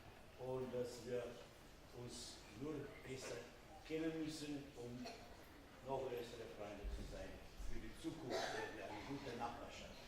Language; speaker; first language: German; non-native, fluent; Slovenian